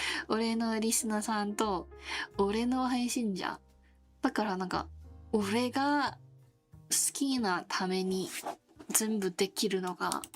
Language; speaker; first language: Japanese; non-native, learner; Korean